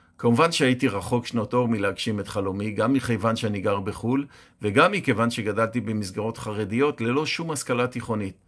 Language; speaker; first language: Hebrew; native; Hebrew